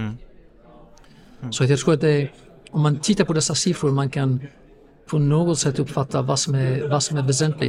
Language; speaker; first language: Swedish; non-native, fluent; English